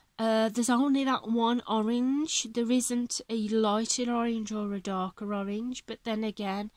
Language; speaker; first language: English; native; English